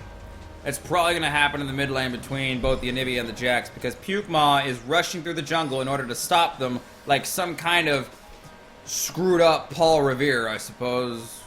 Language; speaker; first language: English; native; English